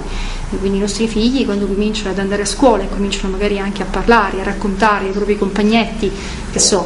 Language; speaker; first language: Italian; native; Italian